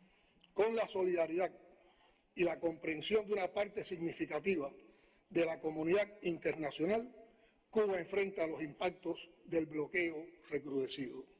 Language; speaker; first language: Spanish; native; Spanish